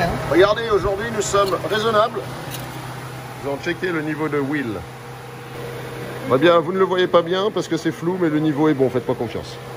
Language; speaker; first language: French; native; French